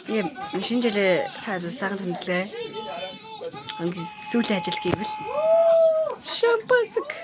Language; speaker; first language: Mongolian; native; Mongolian